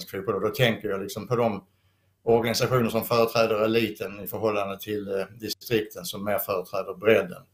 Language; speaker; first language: Swedish; native; Swedish